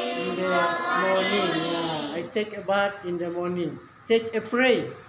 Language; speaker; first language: English; non-native, learner; Indonesian